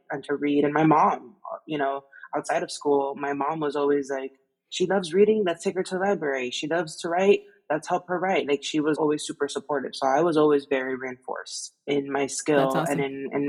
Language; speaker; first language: English; native; English